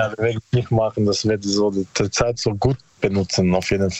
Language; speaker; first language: German; non-native, learner; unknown